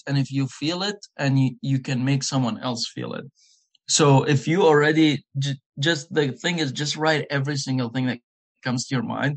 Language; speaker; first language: English; non-native, fluent; Arabic